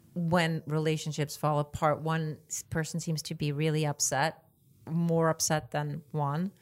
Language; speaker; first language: English; non-native, fluent; Swedish